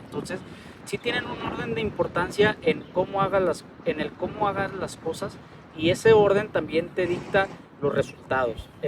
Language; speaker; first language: Spanish; native; Spanish